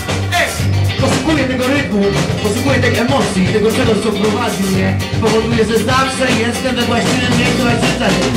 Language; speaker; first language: Polish; non-native, fluent; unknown